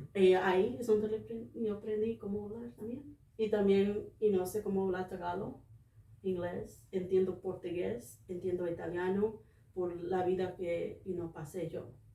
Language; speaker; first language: Spanish; early bilingual, other home language; English